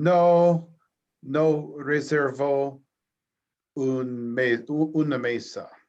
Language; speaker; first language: Spanish; non-native, learner; English